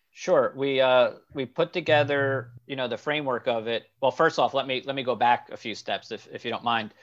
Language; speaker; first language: English; native; English